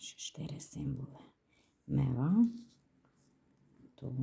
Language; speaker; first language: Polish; non-native, learner; Ukrainian